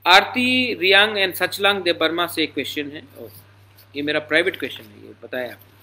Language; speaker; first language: Hindi; non-native, local second language; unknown